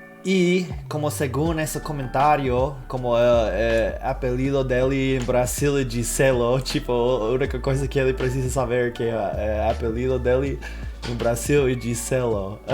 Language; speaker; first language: Portuguese; non-native, fluent; English